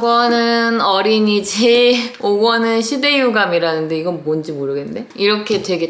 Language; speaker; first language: Korean; native; Korean